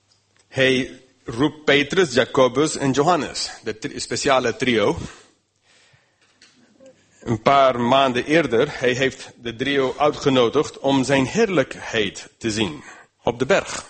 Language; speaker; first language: Dutch; non-native, fluent; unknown